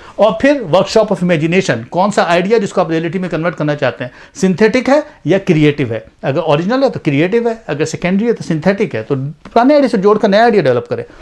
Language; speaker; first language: Urdu; native; Urdu